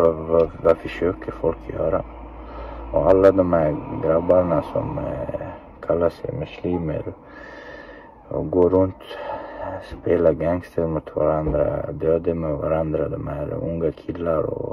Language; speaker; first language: Swedish; non-native, fluent; Chechen